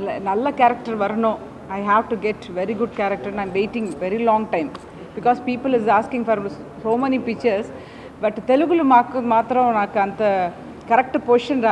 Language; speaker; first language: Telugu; non-native, learner; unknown